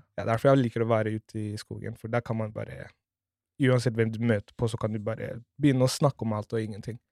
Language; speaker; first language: Norwegian; non-native, fluent; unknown